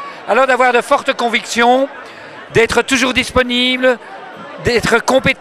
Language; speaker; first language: French; native; French